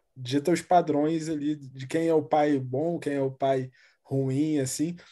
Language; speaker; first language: Portuguese; native; Portuguese